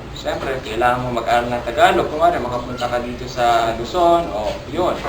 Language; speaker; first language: Filipino; non-native, local second language; Hiligaynon